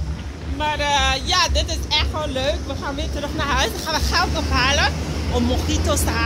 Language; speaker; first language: Dutch; non-native, fluent; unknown